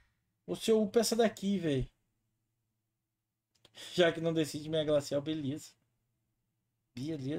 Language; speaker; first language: Portuguese; native; Portuguese